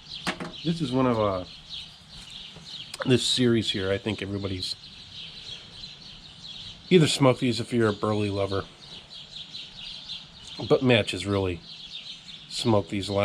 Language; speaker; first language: English; native; English